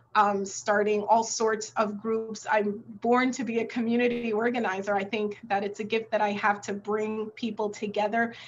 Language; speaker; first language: English; native; English